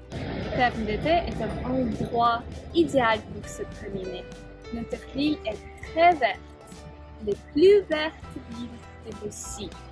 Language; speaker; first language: French; non-native, learner; Russian